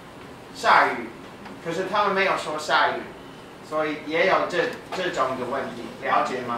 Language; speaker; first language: Chinese; non-native, fluent; English